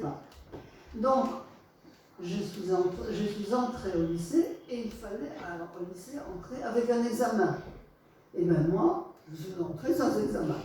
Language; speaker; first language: French; non-native, fluent; Polish